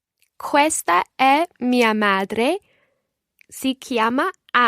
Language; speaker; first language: Italian; non-native, learner; English